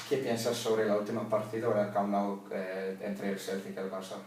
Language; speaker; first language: Spanish; non-native, learner; English